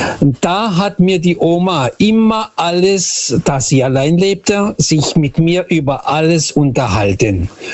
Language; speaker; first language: German; early bilingual, other home language; Portuguese